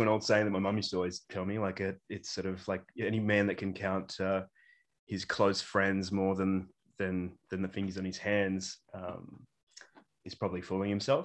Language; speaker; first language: English; native; English